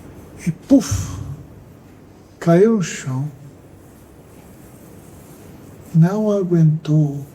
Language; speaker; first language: Portuguese; non-native, fluent; English